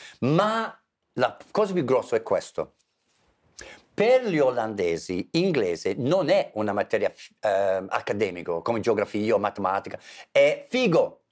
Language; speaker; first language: Italian; non-native, fluent; English